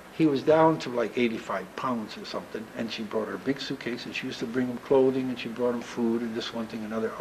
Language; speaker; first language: English; native; English